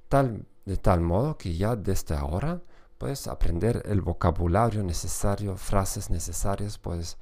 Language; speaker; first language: Spanish; non-native, fluent; German